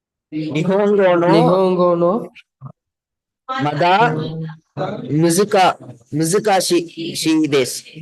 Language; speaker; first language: Japanese; non-native, learner; Tamil